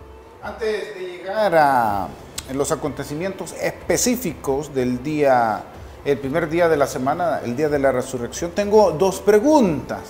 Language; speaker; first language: Spanish; native; Spanish